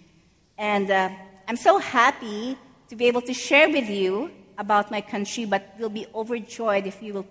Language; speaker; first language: English; non-native, local second language; Filipino